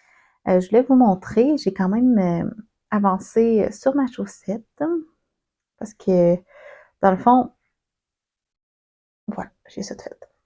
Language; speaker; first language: French; native; French